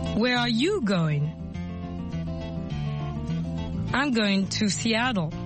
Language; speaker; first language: English; non-native, fluent; French